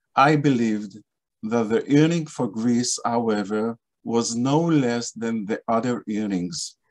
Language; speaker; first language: English; non-native, fluent; Hebrew